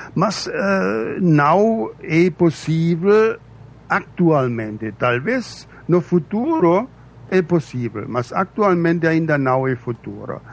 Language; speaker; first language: Portuguese; non-native, fluent; German